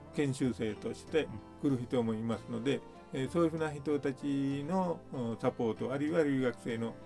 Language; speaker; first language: Japanese; non-native, fluent; Sinhala